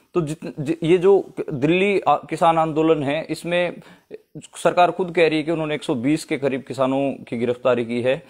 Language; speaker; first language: Hindi; native; Hindi